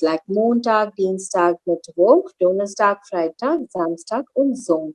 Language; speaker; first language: German; non-native, learner; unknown